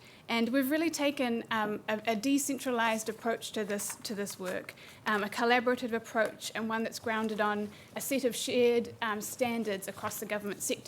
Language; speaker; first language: English; native; English